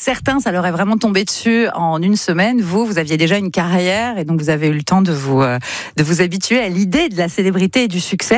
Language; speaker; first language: French; native; French